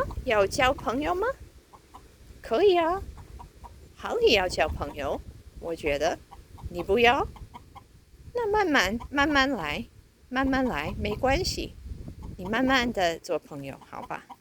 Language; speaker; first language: Chinese; non-native, fluent; English